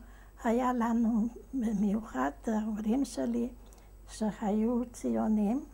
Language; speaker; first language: Hebrew; non-native, fluent; Hungarian